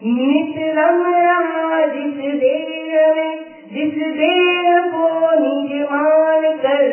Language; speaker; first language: Hindi; non-native, local second language; Gujarati